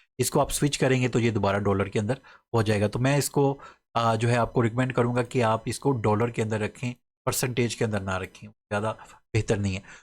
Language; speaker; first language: Urdu; non-native, local second language; Punjabi